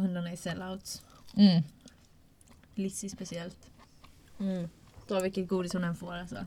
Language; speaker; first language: Swedish; native; Swedish